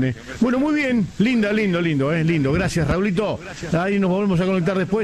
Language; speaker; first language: Spanish; native; Spanish